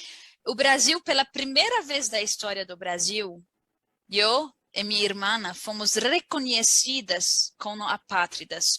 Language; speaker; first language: Portuguese; non-native, learner; Arabic